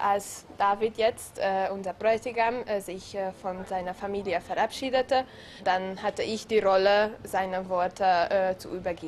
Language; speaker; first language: German; non-native, local second language; Hungarian